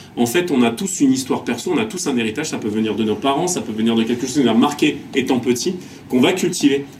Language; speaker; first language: French; native; French